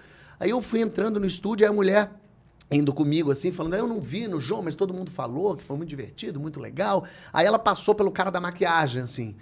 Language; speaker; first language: Portuguese; native; Portuguese